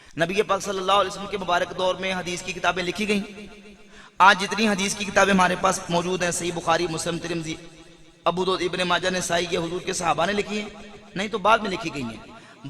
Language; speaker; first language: Urdu; non-native, local second language; Punjabi